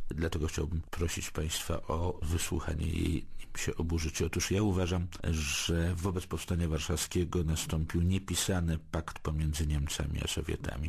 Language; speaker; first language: Polish; native; Polish